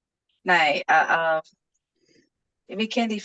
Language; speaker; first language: Danish; non-native, learner; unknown